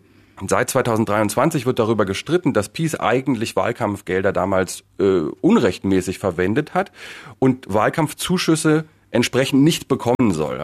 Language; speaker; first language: German; native; German